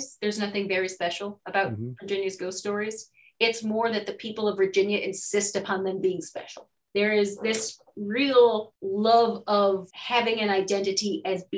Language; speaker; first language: English; native; English